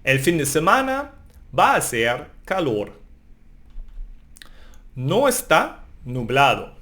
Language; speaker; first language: Spanish; non-native, fluent; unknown